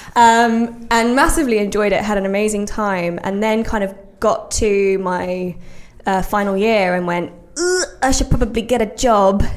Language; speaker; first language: English; native; English